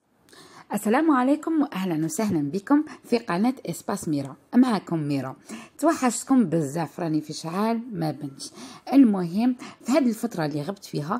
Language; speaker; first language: Arabic; native; Arabic